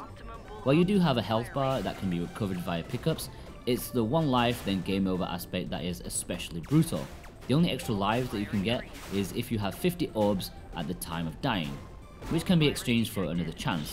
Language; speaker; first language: English; native; English